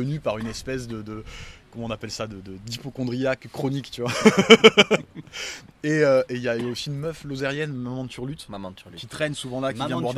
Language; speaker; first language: French; native; French